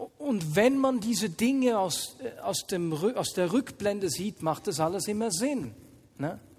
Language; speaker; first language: German; native; German